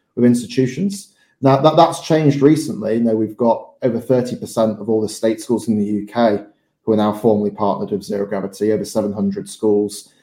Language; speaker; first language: English; native; English